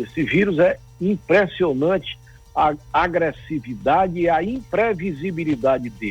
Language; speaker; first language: Portuguese; native; Portuguese